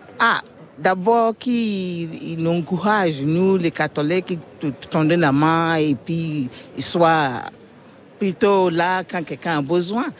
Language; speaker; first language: French; non-native, learner; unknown